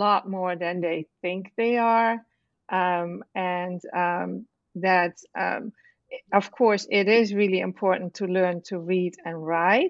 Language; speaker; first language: English; non-native, fluent; Dutch